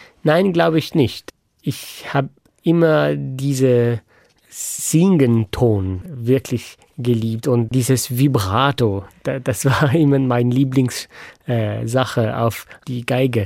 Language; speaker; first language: German; non-native, fluent; French